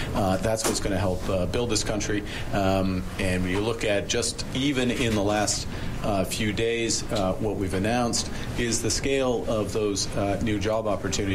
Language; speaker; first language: English; native; English